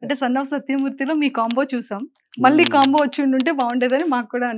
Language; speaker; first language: Telugu; native; Telugu